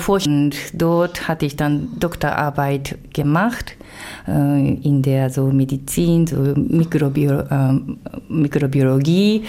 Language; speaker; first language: German; non-native, fluent; Japanese